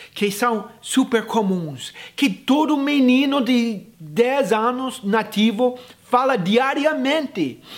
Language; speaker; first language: Portuguese; non-native, fluent; English